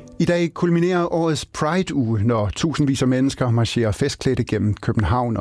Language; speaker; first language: Danish; native; Danish